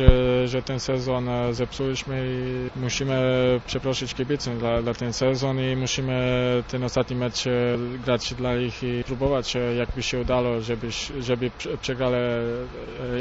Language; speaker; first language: Polish; non-native, fluent; Bosnian